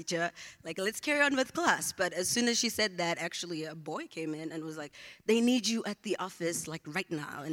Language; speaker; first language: English; non-native, local second language; Zulu